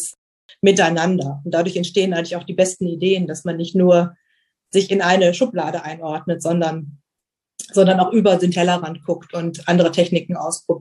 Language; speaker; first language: German; native; German